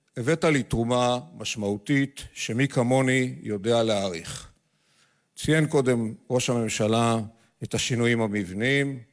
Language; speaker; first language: Hebrew; native; Hebrew